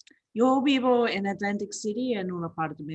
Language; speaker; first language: Spanish; non-native, learner; English